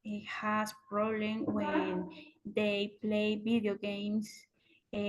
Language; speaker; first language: English; non-native, learner; Spanish